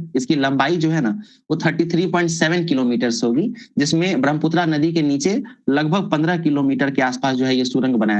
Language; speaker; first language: Hindi; native; Hindi